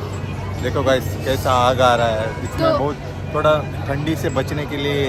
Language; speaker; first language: Hindi; non-native, local second language; Kannada